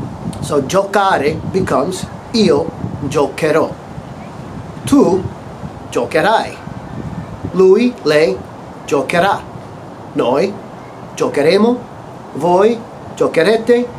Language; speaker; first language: Italian; non-native, fluent; English